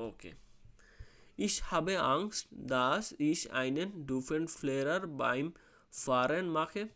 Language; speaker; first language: German; non-native, learner; Hindi